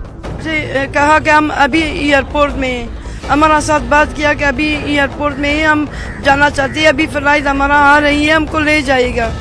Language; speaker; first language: Hindi; non-native, fluent; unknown